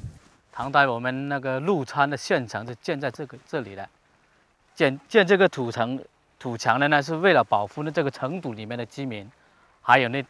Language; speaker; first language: Chinese; native; Chinese